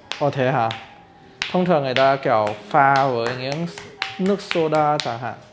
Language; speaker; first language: Vietnamese; non-native, fluent; Chinese